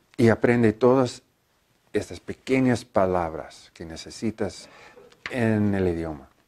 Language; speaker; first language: Spanish; non-native, learner; English